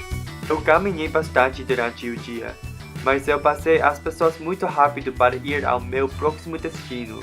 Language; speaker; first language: Portuguese; non-native, learner; English